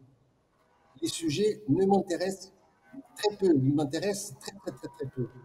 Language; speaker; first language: French; non-native, fluent; Portuguese